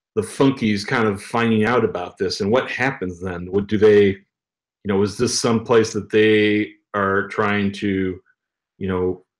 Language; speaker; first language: English; native; English